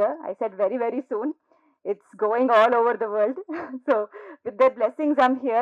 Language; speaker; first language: Tamil; non-native, learner; Telugu